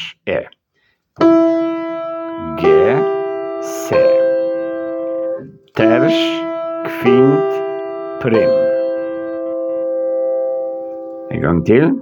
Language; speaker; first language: Swedish; non-native, learner; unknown